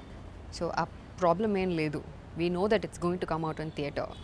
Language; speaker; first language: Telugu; non-native, learner; Tamil